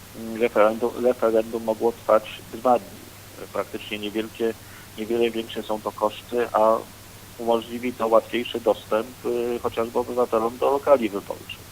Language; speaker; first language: Polish; native; Polish